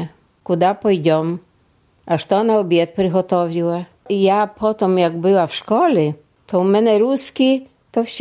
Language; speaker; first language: Polish; non-native, local second language; Russian